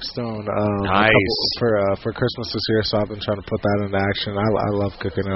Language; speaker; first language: English; native; English